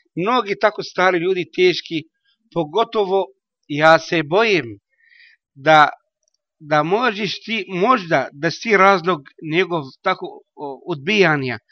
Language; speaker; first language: Bosnian; non-native, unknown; Arabic